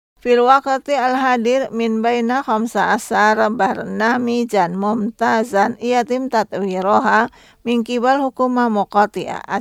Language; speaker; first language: Arabic; non-native, fluent; Indonesian